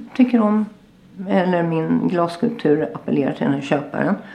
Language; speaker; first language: Swedish; native; Swedish